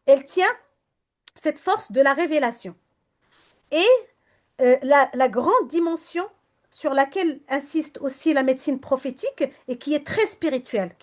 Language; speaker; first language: French; non-native, local second language; Arabic